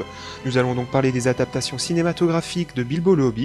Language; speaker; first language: French; native; French